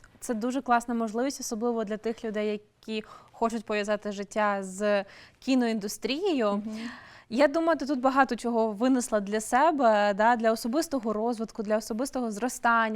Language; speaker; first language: Ukrainian; native; Ukrainian